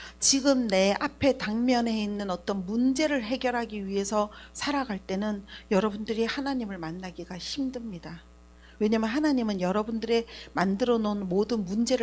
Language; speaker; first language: Korean; native; Korean